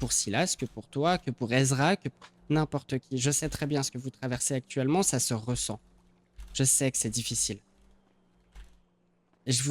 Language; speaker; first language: French; native; French